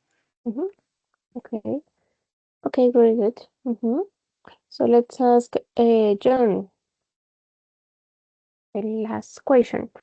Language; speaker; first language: English; non-native, fluent; Spanish